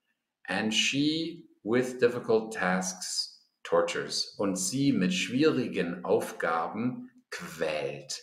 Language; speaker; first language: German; non-native, fluent; English